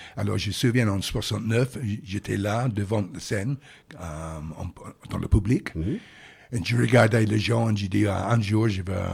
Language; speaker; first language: French; non-native, fluent; English